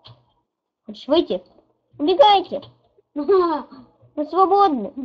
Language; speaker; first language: Russian; native; Russian